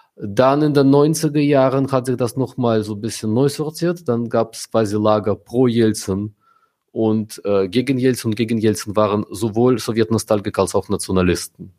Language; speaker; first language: German; non-native, fluent; Russian